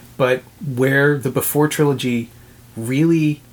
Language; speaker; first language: English; native; English